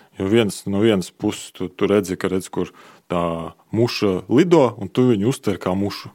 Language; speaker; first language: Latvian; non-native, local second language; Russian